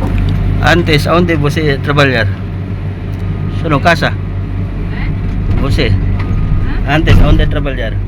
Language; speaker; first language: Portuguese; non-native, learner; Filipino